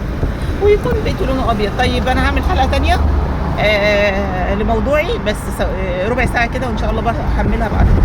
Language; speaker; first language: Arabic; native; Arabic